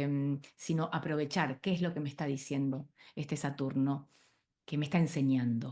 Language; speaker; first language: Spanish; native; Spanish